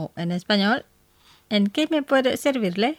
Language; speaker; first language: Spanish; non-native, fluent; Indonesian